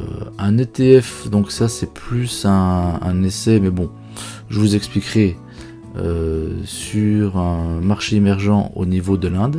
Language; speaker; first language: French; native; French